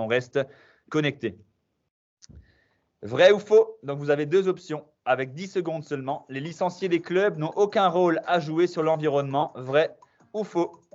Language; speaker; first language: French; native; French